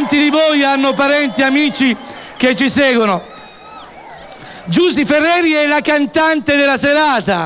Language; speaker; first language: Italian; native; Italian